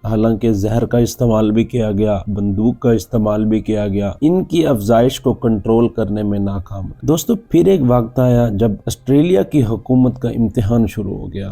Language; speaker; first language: Urdu; native; Urdu